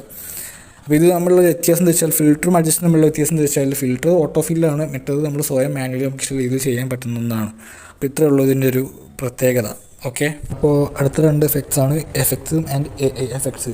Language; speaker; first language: Malayalam; native; Malayalam